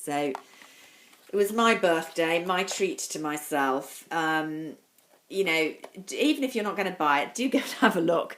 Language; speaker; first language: English; native; English